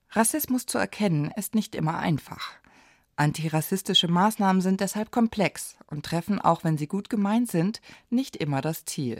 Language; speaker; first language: German; native; German